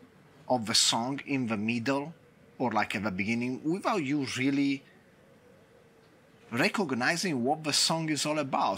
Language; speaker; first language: English; non-native, fluent; Italian